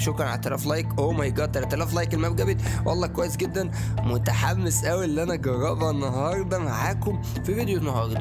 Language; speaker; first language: Arabic; native; Arabic